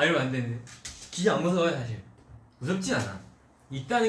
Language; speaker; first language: Korean; early bilingual, heritage; Korean